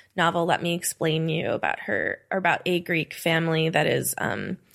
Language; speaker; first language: English; native; English